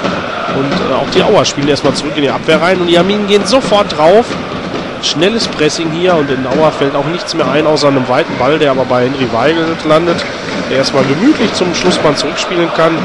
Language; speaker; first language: German; native; German